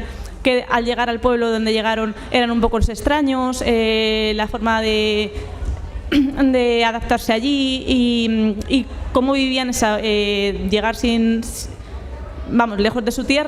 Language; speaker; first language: Spanish; native; Spanish